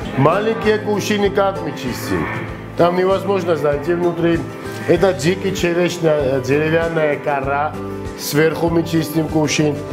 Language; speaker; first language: Russian; non-native, fluent; Georgian